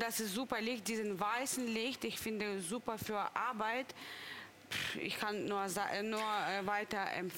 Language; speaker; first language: German; non-native, fluent; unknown